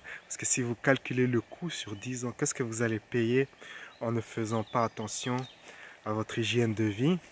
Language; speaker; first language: French; non-native, fluent; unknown